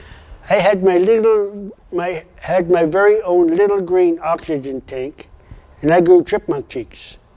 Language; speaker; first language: English; non-native, fluent; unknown